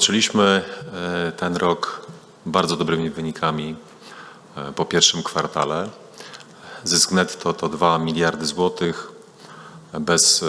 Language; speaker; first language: Polish; native; Polish